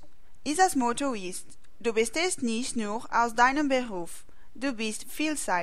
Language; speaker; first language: German; non-native, learner; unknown